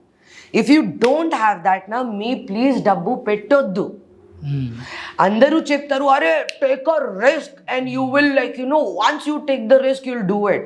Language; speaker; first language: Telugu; non-native, learner; Hindi